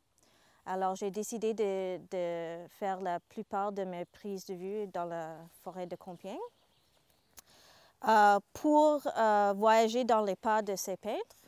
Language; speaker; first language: French; non-native, fluent; English